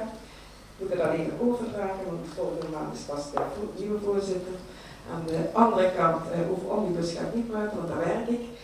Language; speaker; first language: Dutch; native; Dutch